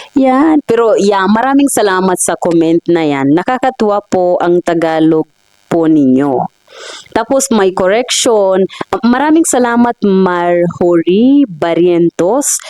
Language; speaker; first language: Filipino; non-native, fluent; Swahili